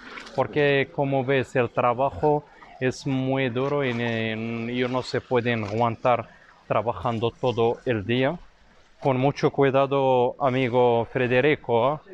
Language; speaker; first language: Spanish; non-native, fluent; Arabic